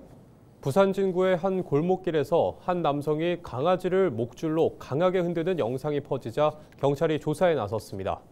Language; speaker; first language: Korean; native; Korean